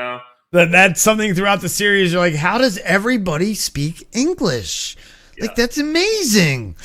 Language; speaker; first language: English; native; English